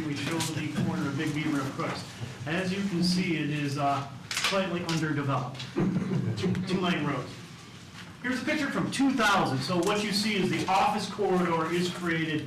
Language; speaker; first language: English; native; English